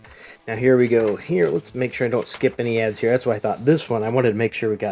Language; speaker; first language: English; native; English